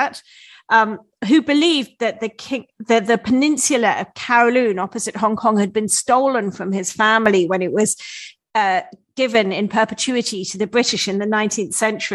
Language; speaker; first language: English; native; English